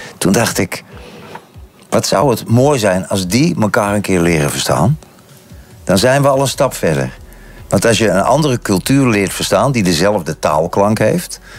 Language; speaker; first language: Dutch; native; Dutch